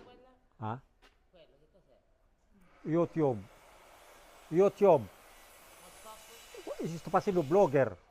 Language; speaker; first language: Italian; non-native, learner; Filipino